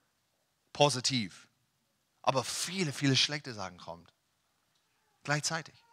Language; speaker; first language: German; non-native, learner; English